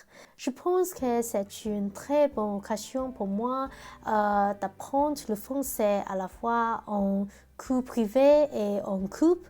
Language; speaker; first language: French; non-native, learner; Cantonese